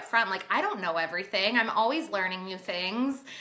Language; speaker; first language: English; native; English